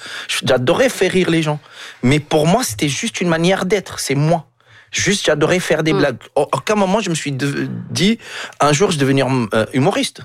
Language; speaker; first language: French; non-native, local second language; Arabic